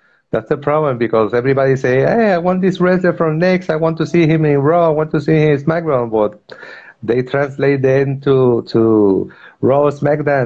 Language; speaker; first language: English; non-native, fluent; Spanish